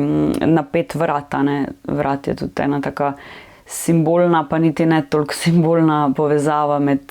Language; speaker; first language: Slovenian; native; Slovenian